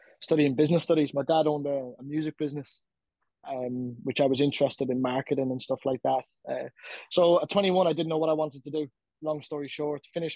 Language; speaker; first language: English; native; English